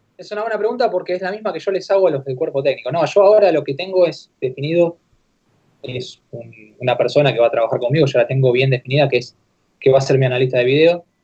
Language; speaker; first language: Spanish; native; Spanish